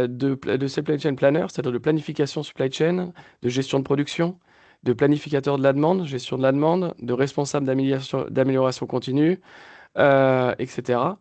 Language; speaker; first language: French; native; French